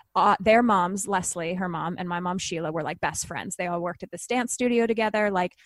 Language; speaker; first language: English; native; English